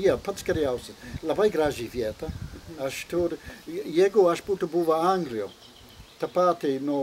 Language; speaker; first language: Lithuanian; non-native, learner; English